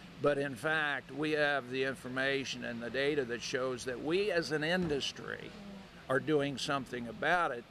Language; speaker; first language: English; native; English